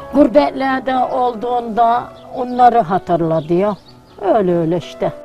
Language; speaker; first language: Turkish; native; Turkish